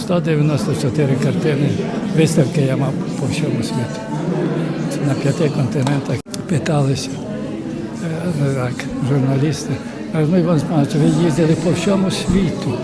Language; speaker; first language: Ukrainian; native; Ukrainian